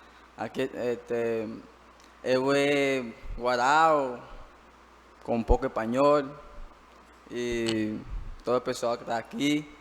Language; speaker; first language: Portuguese; non-native, learner; Spanish